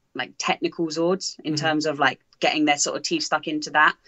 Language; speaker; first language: English; native; English